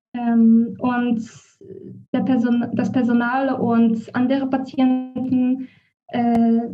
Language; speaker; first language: German; non-native, fluent; Polish